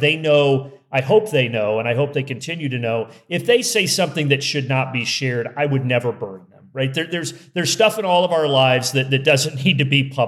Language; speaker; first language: English; native; English